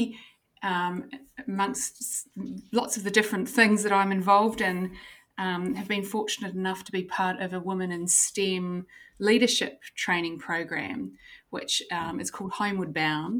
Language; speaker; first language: English; native; English